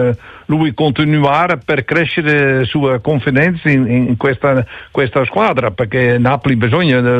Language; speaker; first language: Italian; non-native, learner; Dutch